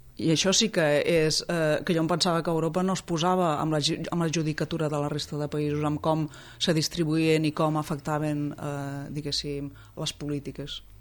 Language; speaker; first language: Catalan; native; Catalan